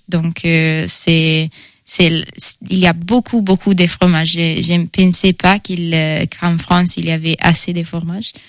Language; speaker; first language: French; non-native, fluent; Italian